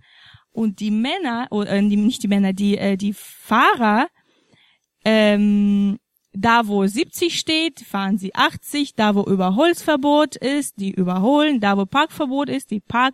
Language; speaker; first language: German; non-native, fluent; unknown